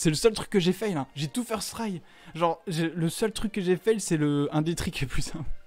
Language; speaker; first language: French; native; French